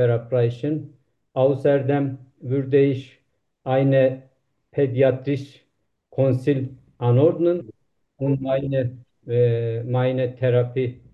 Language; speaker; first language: German; non-native, learner; Turkish